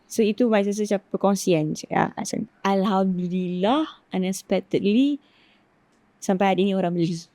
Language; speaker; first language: Malay; native; Malay